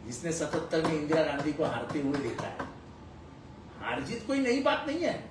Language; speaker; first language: Hindi; non-native, local second language; Marathi